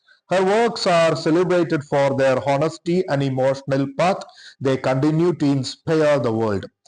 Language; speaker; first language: English; non-native, local second language; Malayalam